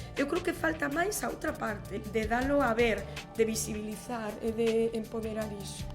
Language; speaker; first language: Galician; non-native, local second language; Spanish